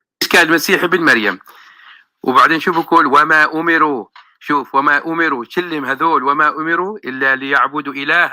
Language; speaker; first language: Arabic; native; Arabic